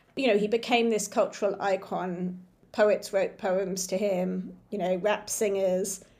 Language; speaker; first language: English; native; English